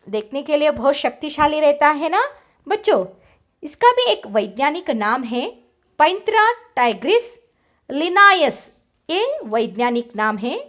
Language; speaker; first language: Hindi; non-native, local second language; Kannada